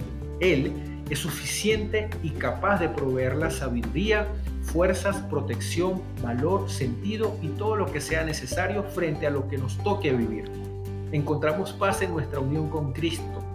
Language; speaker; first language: Spanish; native; Spanish